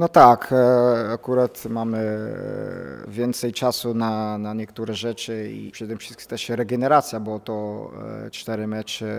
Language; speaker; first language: Polish; non-native, fluent; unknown